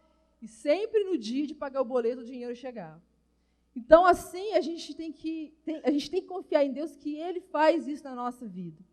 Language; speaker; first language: Portuguese; native; Portuguese